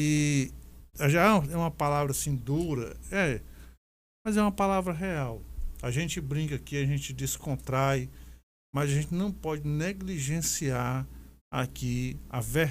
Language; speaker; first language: Portuguese; native; Portuguese